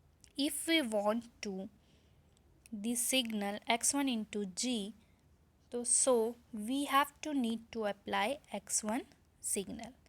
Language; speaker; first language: English; non-native, local second language; Hindi